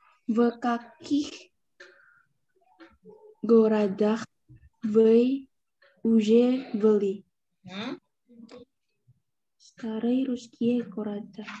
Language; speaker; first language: Russian; non-native, learner; Indonesian